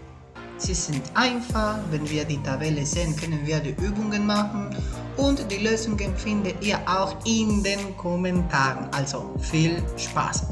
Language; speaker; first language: German; non-native, fluent; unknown